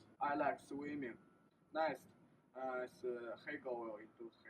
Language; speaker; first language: English; non-native, learner; Chinese